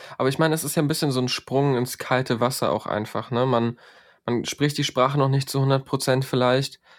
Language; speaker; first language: German; native; German